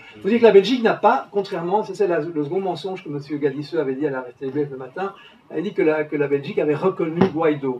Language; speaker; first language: French; native; French